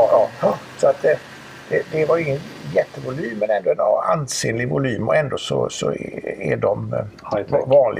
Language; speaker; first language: Swedish; native; Swedish